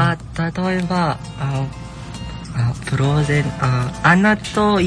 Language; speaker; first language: Japanese; non-native, learner; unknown